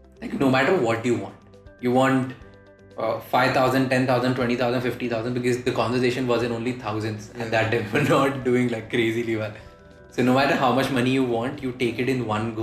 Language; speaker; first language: English; non-native, local second language; Hindi